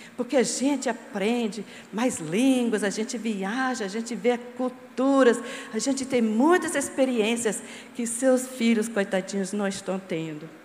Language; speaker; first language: Portuguese; non-native, fluent; English